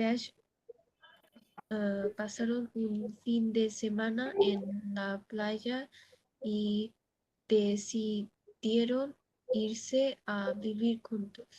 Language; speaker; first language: Spanish; non-native, learner; Bangla